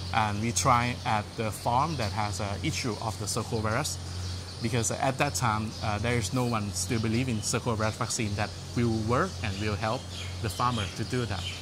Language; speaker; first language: English; non-native, fluent; Thai